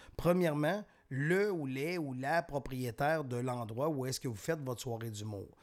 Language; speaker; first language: French; native; French